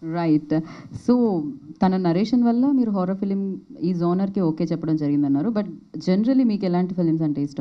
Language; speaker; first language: Telugu; native; Telugu